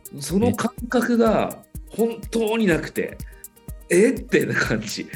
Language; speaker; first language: Japanese; native; Japanese